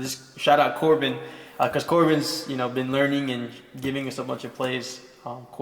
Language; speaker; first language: English; native; English